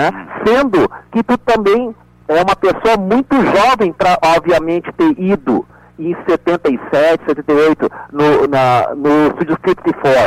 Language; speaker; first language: Portuguese; native; Portuguese